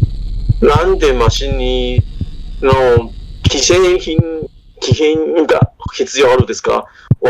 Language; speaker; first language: Japanese; non-native, learner; Chinese